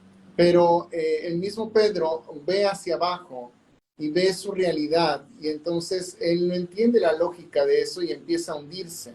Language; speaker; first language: Spanish; native; Spanish